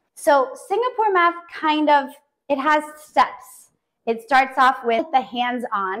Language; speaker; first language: English; native; English